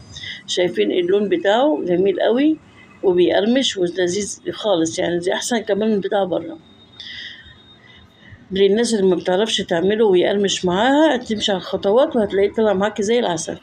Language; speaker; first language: Arabic; native; Arabic